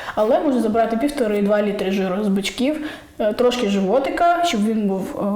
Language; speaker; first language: Ukrainian; non-native, local second language; Russian